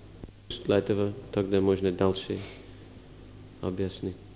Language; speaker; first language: Russian; non-native, fluent; English